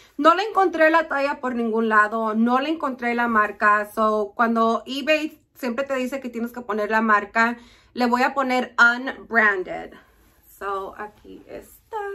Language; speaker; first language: Spanish; early bilingual, heritage; Spanish